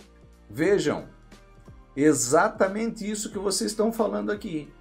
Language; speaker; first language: Portuguese; native; Portuguese